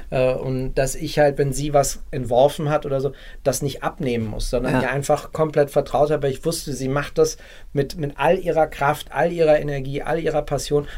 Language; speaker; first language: German; native; German